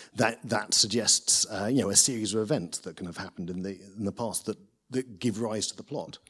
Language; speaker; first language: English; native; English